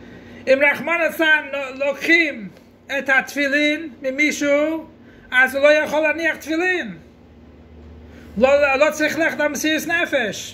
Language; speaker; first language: Hebrew; non-native, fluent; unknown